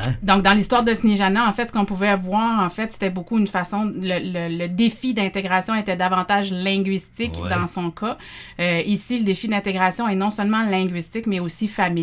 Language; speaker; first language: French; native; French